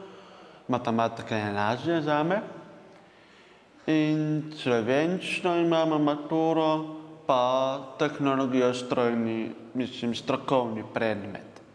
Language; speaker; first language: Slovenian; non-native, local second language; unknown